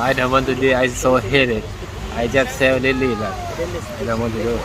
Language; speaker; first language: English; non-native, learner; Thai